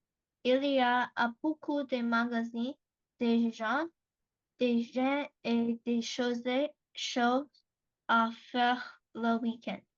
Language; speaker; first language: French; non-native, learner; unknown